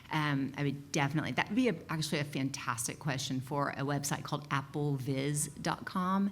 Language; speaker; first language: English; native; English